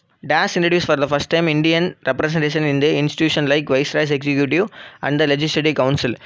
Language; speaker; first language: English; non-native, local second language; Tamil